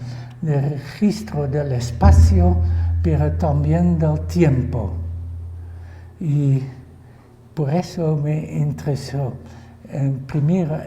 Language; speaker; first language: Spanish; non-native, fluent; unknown